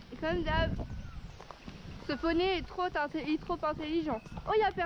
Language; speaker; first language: French; native; French